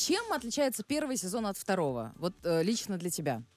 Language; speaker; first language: Russian; native; Russian